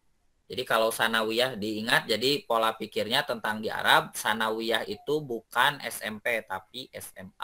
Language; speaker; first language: Indonesian; native; Indonesian